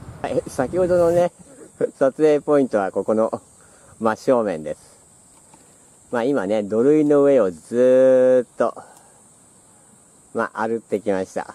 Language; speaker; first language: Japanese; native; Japanese